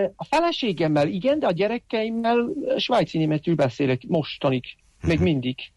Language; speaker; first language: Hungarian; non-native, fluent; Swiss German